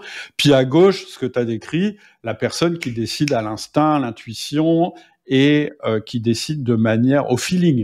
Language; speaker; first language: French; native; French